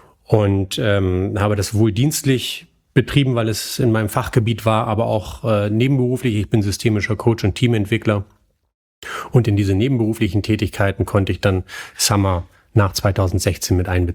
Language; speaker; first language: German; native; German